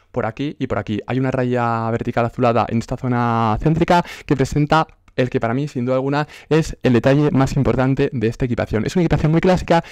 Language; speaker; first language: Spanish; native; Spanish